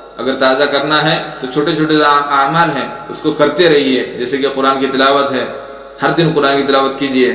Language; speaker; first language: Urdu; non-native, local second language; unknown